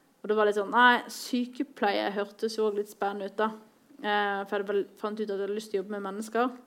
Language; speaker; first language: Norwegian; native; Norwegian